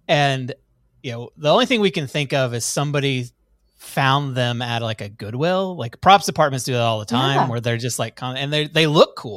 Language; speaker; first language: English; native; English